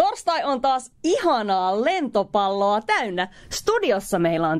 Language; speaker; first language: Finnish; native; Finnish